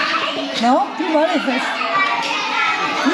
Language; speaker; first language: French; native; French